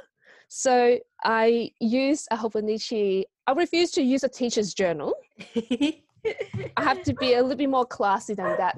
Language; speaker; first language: English; non-native, local second language; Cantonese